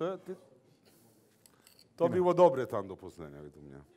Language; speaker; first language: Polish; non-native, learner; Italian